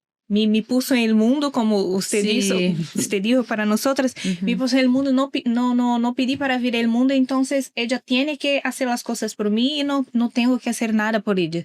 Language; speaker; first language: Spanish; non-native, learner; Portuguese